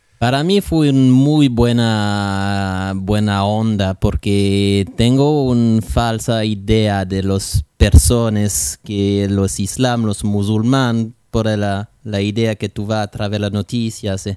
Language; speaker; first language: Spanish; non-native, learner; French